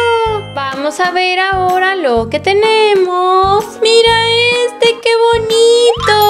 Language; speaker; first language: Spanish; native; Spanish